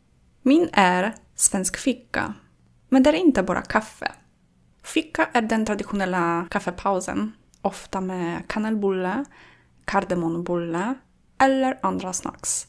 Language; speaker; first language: Swedish; non-native, fluent; Polish